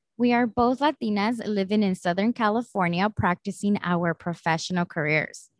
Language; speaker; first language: English; early bilingual, other home language; Spanish